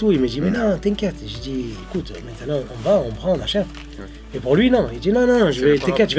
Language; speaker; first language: French; native; French